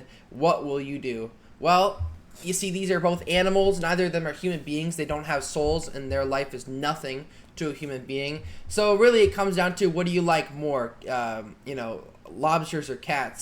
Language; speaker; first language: English; native; English